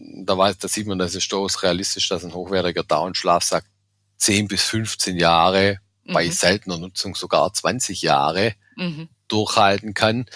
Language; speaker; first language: German; native; German